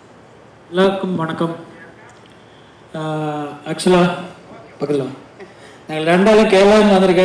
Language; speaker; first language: Tamil; non-native, learner; Malayalam